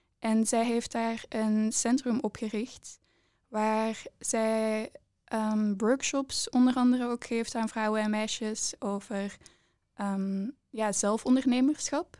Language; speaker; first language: Dutch; native; Dutch